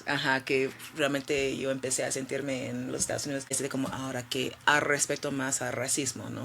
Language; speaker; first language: Spanish; early bilingual, heritage; Spanish